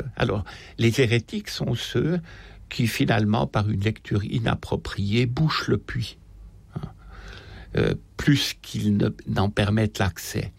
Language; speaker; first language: French; native; French